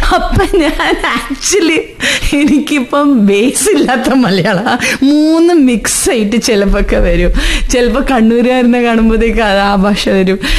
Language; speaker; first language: Malayalam; early bilingual, heritage; Malayalam